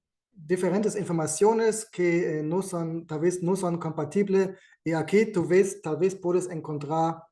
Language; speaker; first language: Spanish; non-native, fluent; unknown